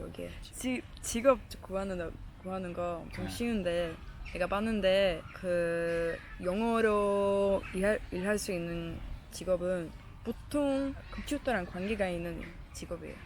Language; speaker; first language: Korean; non-native, fluent; Swedish